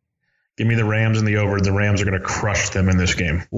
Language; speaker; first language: English; native; English